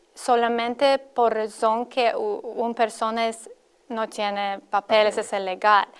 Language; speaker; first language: Spanish; non-native, learner; Latvian